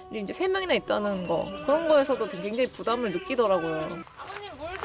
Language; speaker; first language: Korean; native; Korean